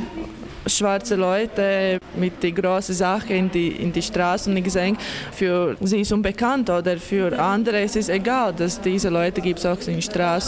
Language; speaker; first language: German; non-native, learner; Latvian